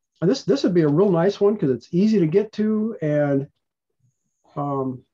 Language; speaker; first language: English; native; English